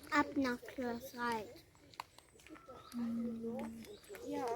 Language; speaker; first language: German; early bilingual, other home language; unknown